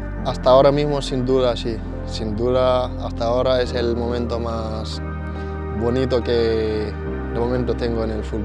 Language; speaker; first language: Spanish; non-native, fluent; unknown